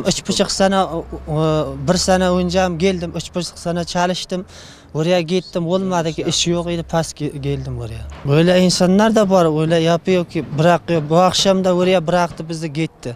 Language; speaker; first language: Turkish; non-native, learner; Uzbek